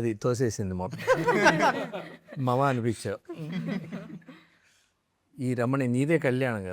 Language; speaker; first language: Telugu; native; Telugu